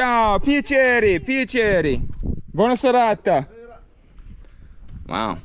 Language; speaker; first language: Italian; non-native, learner; English